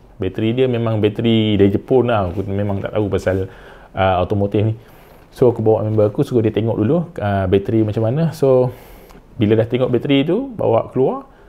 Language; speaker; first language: Malay; native; Malay